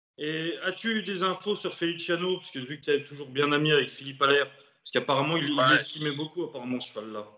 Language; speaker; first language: French; native; French